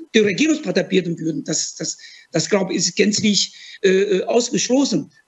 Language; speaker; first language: German; non-native, fluent; Chinese